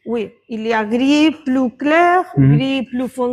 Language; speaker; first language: French; non-native, learner; Spanish